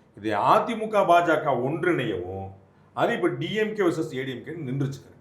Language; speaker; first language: Tamil; non-native, local second language; Hindi